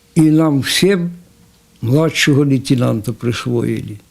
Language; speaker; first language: Russian; non-native, local second language; Ukrainian